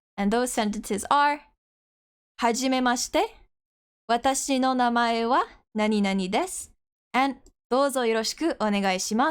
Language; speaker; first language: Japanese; non-native, learner; English